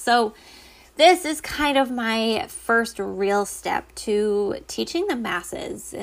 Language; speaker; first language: English; native; English